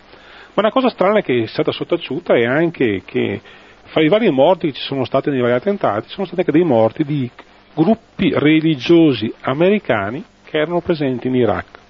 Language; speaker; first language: Italian; native; Italian